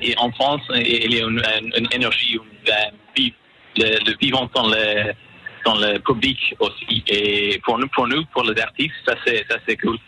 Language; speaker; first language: French; non-native, learner; English